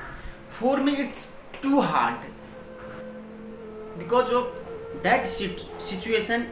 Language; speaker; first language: English; non-native, learner; Hindi